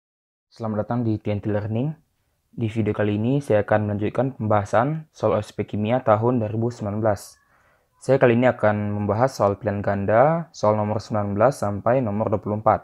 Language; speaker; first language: Indonesian; native; Indonesian